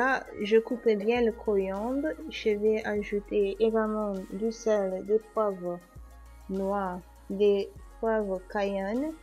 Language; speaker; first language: French; non-native, fluent; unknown